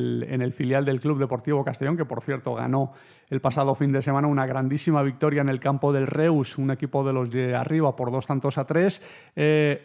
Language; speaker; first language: Spanish; native; Spanish